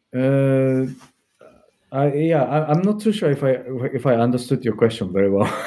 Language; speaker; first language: English; non-native, fluent; Japanese